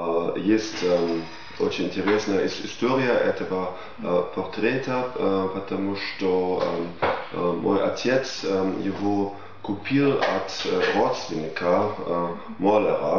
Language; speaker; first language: Russian; non-native, fluent; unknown